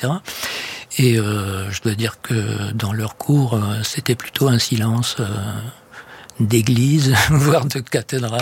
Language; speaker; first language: French; native; French